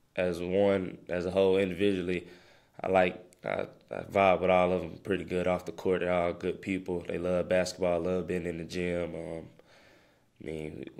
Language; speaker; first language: English; native; English